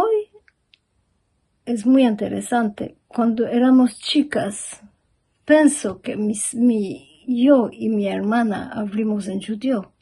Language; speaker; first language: Spanish; early bilingual, heritage; Ladino